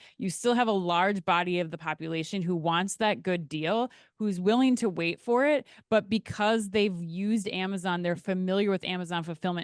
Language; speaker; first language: English; native; English